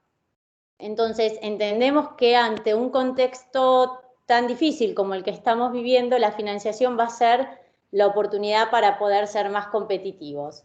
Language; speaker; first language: Spanish; native; Spanish